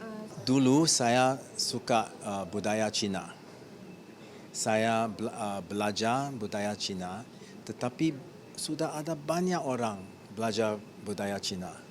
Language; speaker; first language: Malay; non-native, learner; English